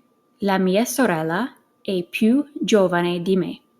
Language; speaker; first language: Italian; non-native, fluent; English